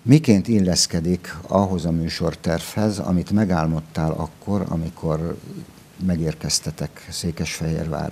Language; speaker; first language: Hungarian; native; Hungarian